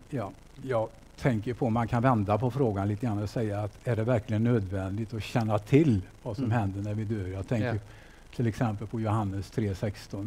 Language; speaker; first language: Swedish; native; Swedish